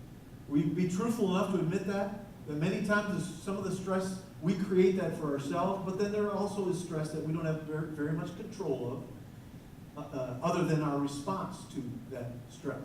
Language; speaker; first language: English; native; English